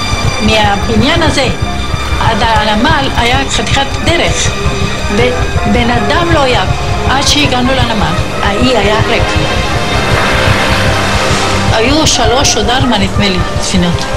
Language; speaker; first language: Hebrew; non-native, fluent; Ladino